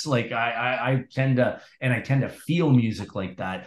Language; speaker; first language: English; native; English